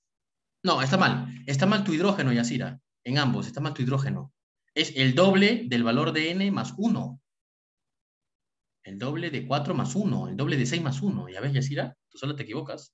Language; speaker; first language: Spanish; native; Spanish